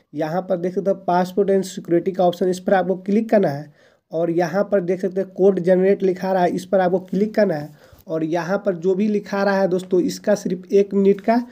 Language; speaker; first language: Hindi; native; Hindi